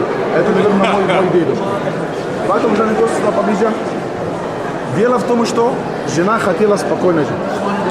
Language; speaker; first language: Russian; non-native, fluent; Arabic